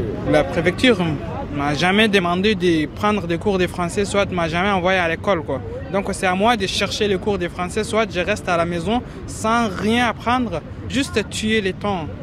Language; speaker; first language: French; non-native, learner; Arabic